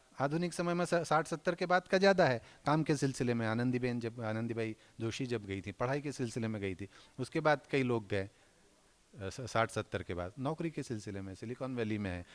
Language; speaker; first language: Hindi; non-native, local second language; Marathi